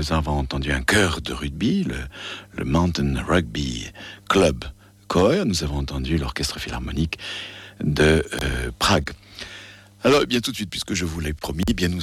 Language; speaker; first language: French; native; French